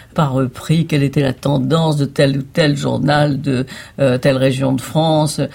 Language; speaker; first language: French; native; French